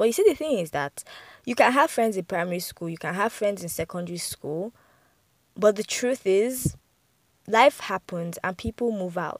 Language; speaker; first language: English; non-native, local second language; Yoruba